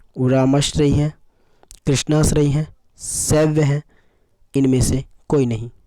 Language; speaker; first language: Hindi; native; Hindi